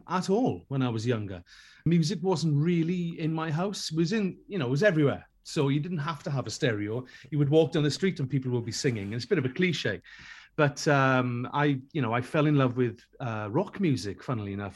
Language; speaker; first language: English; native; English